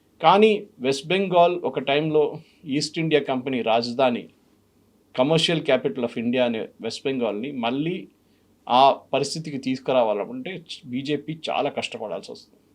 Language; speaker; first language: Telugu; non-native, fluent; Malayalam